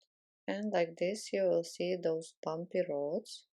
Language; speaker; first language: English; non-native, fluent; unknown